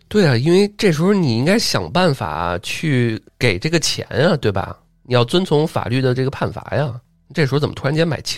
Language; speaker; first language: Chinese; native; Chinese